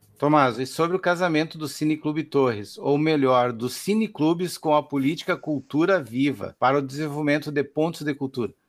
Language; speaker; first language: Portuguese; native; Portuguese